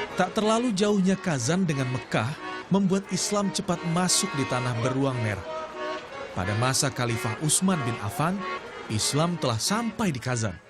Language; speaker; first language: Indonesian; native; Indonesian